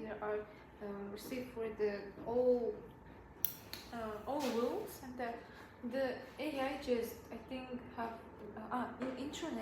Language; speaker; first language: English; non-native, learner; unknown